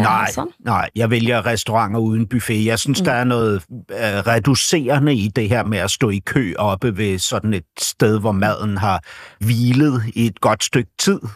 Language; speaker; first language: Danish; native; Danish